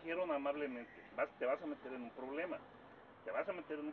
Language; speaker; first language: Spanish; native; Spanish